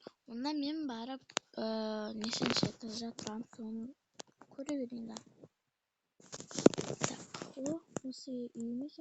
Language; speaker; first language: Kazakh; native; Kazakh